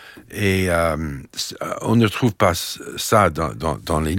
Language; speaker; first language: French; non-native, fluent; English